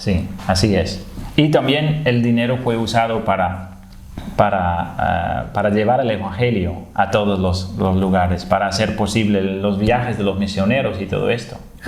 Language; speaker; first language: Spanish; non-native, fluent; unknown